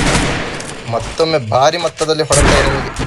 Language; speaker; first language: Kannada; native; Kannada